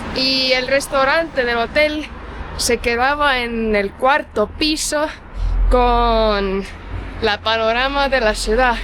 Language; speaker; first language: Spanish; non-native, fluent; Estonian